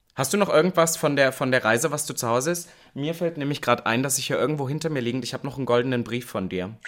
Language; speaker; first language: German; native; German